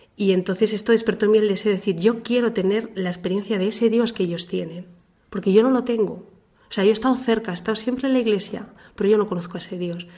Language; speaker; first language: Spanish; native; Spanish